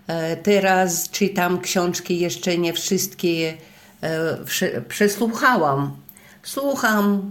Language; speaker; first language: Polish; non-native, learner; Russian